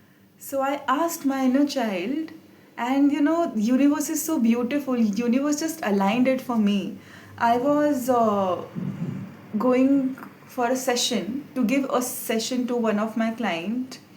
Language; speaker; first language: English; non-native, local second language; Hindi